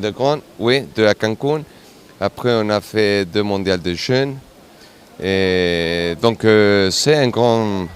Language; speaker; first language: French; non-native, learner; Spanish